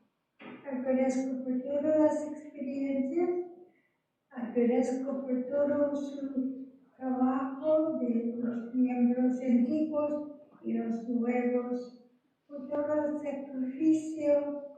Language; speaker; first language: Spanish; non-native, fluent; English